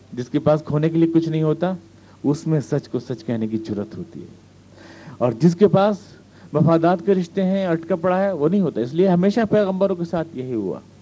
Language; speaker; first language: Urdu; native; Urdu